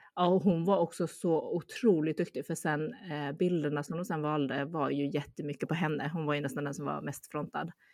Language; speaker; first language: Swedish; early bilingual, other home language; Chinese